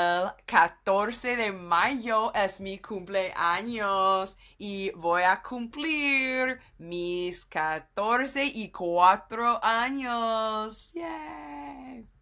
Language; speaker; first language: Spanish; non-native, fluent; English